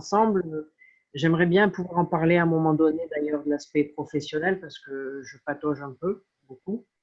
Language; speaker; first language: French; native; French